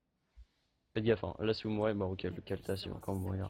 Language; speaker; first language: French; native; French